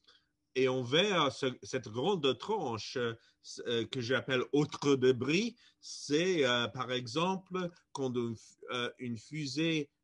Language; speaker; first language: French; non-native, fluent; English